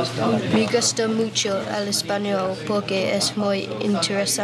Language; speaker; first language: Spanish; non-native, learner; English